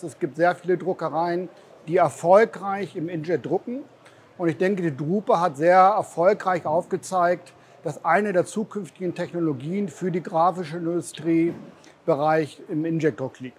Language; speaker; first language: German; native; German